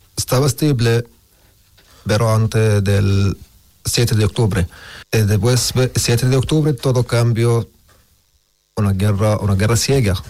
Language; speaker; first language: Spanish; non-native, learner; Arabic